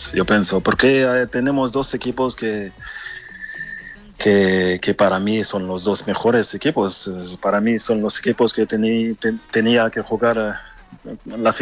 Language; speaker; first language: Spanish; non-native, fluent; French